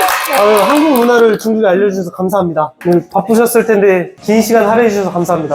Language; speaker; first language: Korean; native; Korean